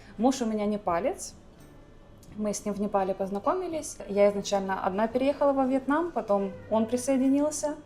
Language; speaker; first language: Russian; native; Russian